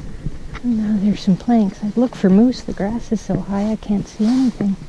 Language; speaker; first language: English; native; English